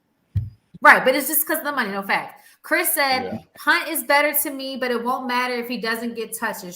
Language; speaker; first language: English; native; English